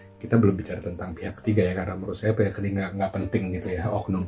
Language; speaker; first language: Indonesian; native; Indonesian